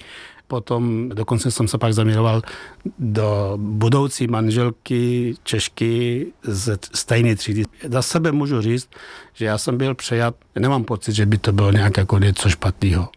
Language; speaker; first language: Czech; non-native, fluent; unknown